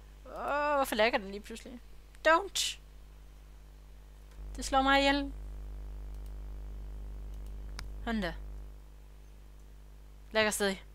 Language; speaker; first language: Danish; native; Danish